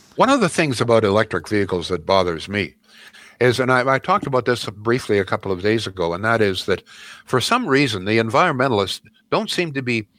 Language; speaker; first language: English; native; English